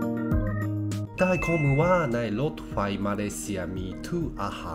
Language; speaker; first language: Thai; non-native, learner; Japanese